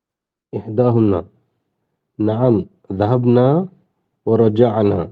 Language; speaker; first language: Arabic; non-native, learner; Urdu